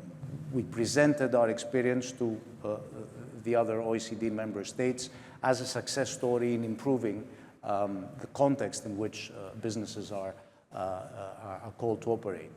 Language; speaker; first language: English; non-native, local second language; Greek